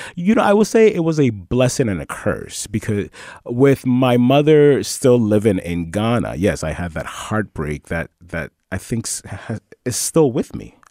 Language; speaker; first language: English; early bilingual, other home language; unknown